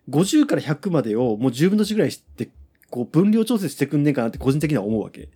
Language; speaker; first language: Japanese; native; Japanese